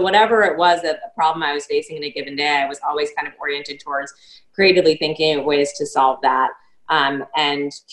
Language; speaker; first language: English; native; English